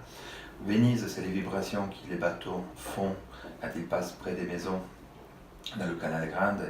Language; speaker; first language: French; non-native, fluent; Italian